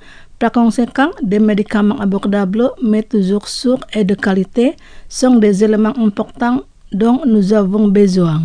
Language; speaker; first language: French; non-native, fluent; Indonesian